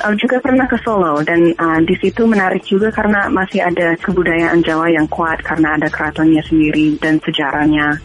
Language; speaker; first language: Indonesian; non-native, fluent; English